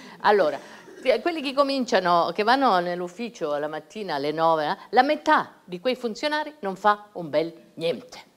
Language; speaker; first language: Italian; native; Italian